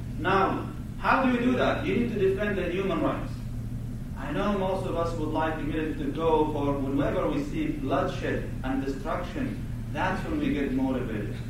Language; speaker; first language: English; non-native, fluent; Arabic